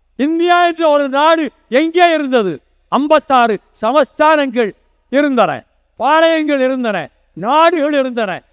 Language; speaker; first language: Tamil; native; Tamil